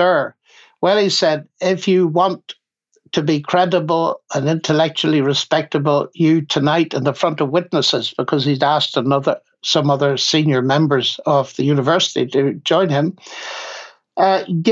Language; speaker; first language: English; native; English